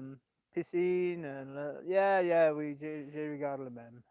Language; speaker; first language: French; non-native, learner; English